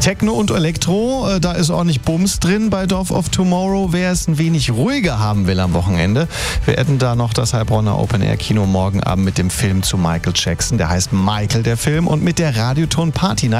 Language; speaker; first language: German; native; German